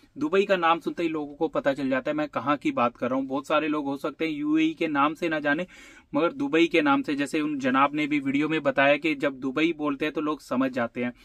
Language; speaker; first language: Hindi; native; Hindi